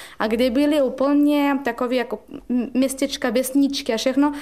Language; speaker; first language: Czech; non-native, learner; Turkish